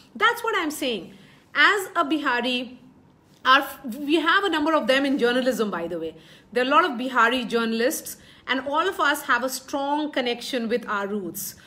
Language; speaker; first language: English; non-native, local second language; Hindi